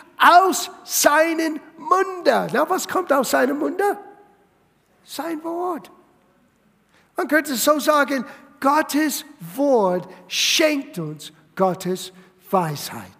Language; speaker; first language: German; non-native, fluent; English